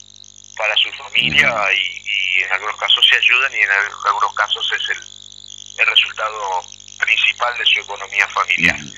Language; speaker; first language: Spanish; native; Spanish